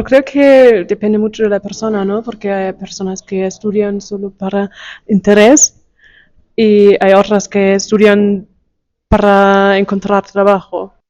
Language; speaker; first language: Spanish; non-native, fluent; German